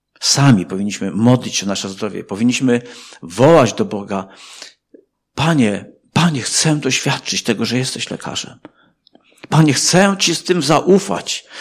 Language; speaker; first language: Polish; native; Polish